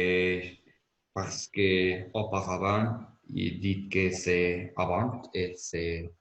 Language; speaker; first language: French; non-native, learner; Spanish